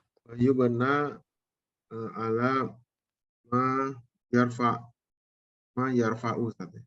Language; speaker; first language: Arabic; non-native, learner; Indonesian